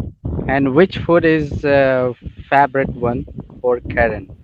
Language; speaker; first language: English; non-native, learner; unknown